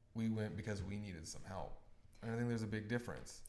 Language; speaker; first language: English; native; English